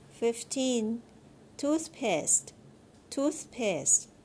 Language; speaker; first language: English; non-native, fluent; Chinese